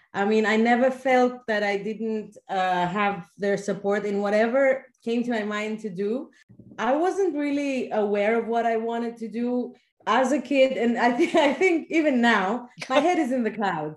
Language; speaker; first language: English; non-native, fluent; Greek